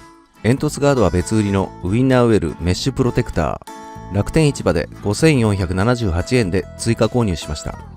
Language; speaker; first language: Japanese; native; Japanese